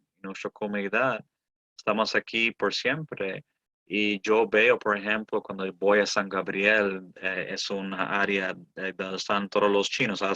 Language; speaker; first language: Spanish; early bilingual, heritage; Spanish